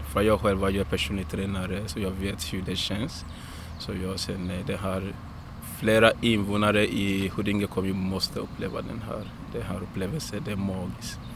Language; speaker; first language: Swedish; non-native, fluent; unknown